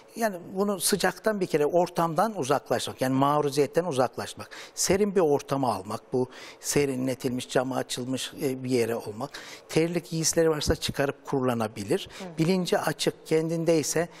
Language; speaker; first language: Turkish; native; Turkish